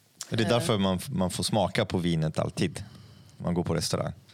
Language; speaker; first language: Swedish; non-native, fluent; French